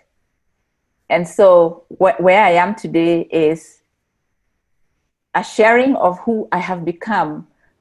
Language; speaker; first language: English; non-native, local second language; Meru